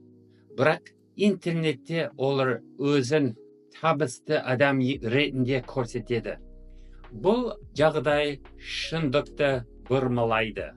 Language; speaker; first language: Kazakh; non-native, fluent; English